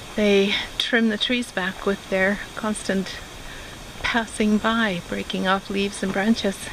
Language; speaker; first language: English; native; English